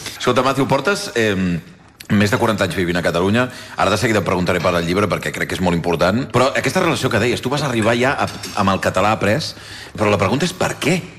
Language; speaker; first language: Catalan; native; Catalan